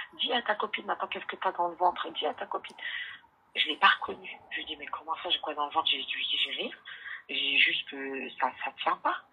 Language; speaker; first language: French; early bilingual, other home language; Arabic